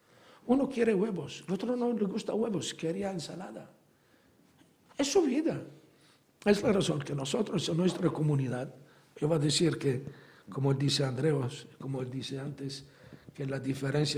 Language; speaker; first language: Spanish; non-native, fluent; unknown